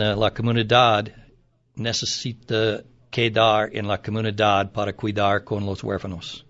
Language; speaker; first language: Spanish; non-native, learner; English